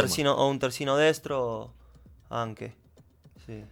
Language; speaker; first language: Italian; non-native, learner; Spanish